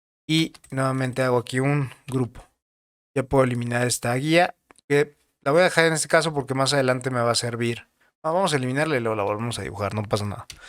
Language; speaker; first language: Spanish; native; Spanish